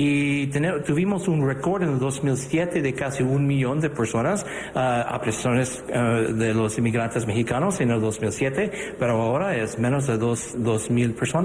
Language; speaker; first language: Spanish; early bilingual, other home language; English